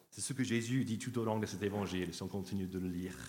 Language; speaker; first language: French; non-native, fluent; English